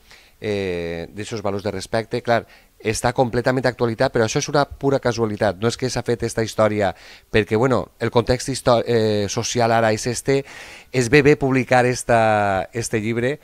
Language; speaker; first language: Catalan; native; Catalan